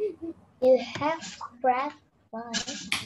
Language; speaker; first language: English; non-native, learner; Indonesian